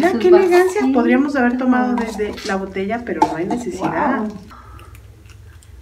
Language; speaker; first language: Spanish; native; Spanish